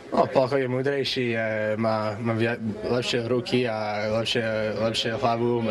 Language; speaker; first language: Slovak; early bilingual, heritage; English